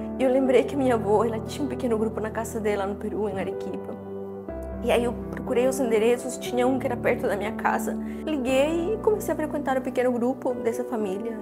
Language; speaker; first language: Portuguese; non-native, fluent; Spanish